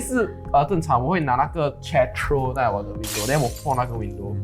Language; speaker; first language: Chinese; non-native, local second language; English